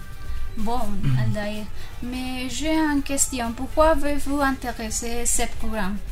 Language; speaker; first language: French; non-native, fluent; Spanish